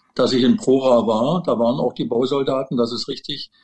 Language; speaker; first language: German; native; German